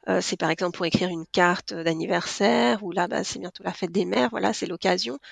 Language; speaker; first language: French; native; French